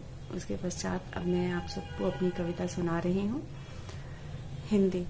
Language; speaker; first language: Hindi; native; Hindi